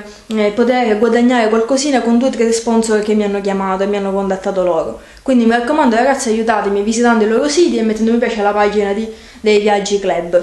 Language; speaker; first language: Italian; native; Italian